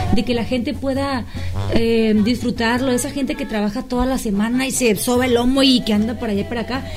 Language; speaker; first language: Spanish; native; Spanish